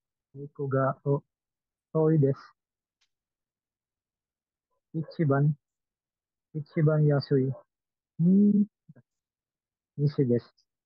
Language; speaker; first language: Japanese; non-native, learner; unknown